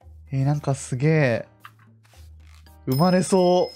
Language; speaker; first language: Japanese; native; Japanese